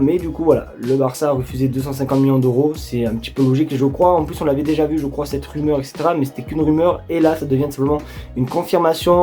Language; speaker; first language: French; native; French